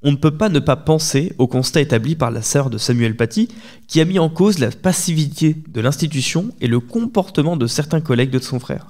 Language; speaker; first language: French; native; French